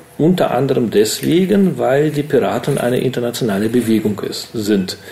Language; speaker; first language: German; early bilingual, other home language; Russian